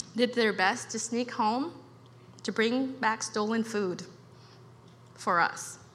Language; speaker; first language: English; early bilingual, other home language; Khmer